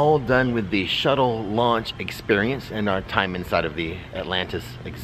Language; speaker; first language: English; native; English